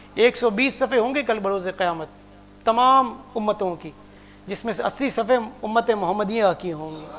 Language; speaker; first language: Urdu; non-native, local second language; Punjabi